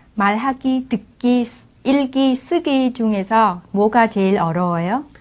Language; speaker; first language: Korean; non-native, fluent; Vietnamese